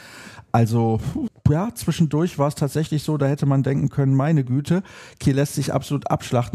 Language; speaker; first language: German; native; German